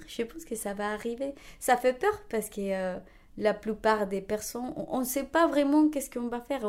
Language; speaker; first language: French; non-native, fluent; Spanish